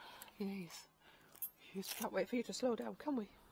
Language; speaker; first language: English; native; English